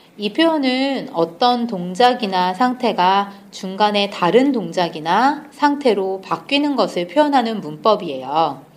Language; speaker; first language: Korean; native; Korean